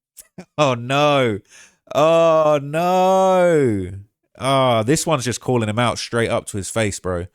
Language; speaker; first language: English; native; English